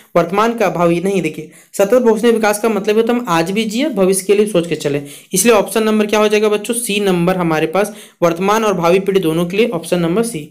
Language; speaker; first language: Hindi; native; Hindi